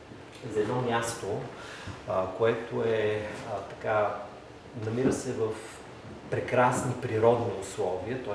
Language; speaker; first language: Bulgarian; native; Bulgarian